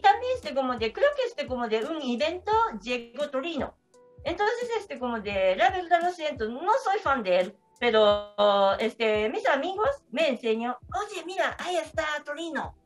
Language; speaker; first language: Spanish; non-native, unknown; Japanese